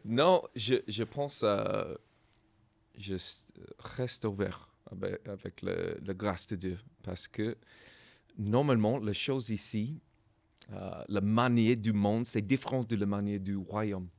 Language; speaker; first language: French; non-native, learner; English